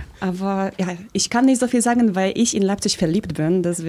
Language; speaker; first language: German; early bilingual, other home language; Polish